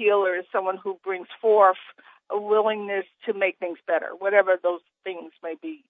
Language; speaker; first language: English; native; English